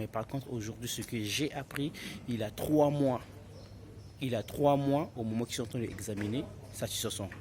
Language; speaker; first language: French; non-native, local second language; Lingala